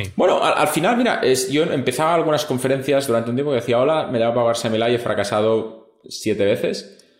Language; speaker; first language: Spanish; non-native, local second language; Catalan